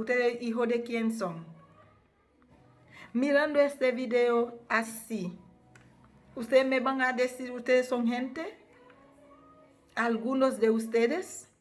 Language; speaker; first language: Spanish; non-native, fluent; Haitian Creole